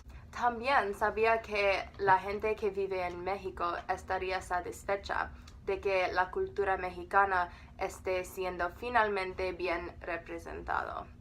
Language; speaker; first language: Spanish; non-native, learner; English